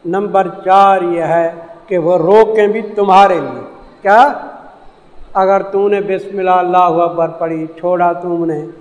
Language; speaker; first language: Urdu; non-native, local second language; Saraiki